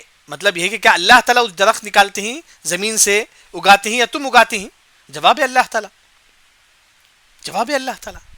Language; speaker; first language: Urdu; non-native, local second language; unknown